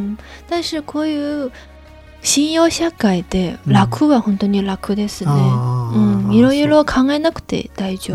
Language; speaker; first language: Japanese; non-native, fluent; Chinese